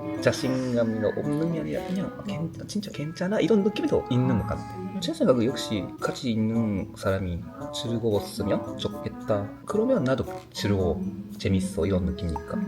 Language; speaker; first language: Korean; non-native, learner; Japanese